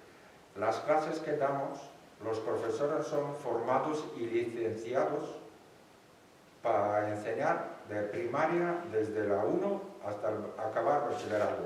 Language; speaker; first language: Spanish; non-native, fluent; Bulgarian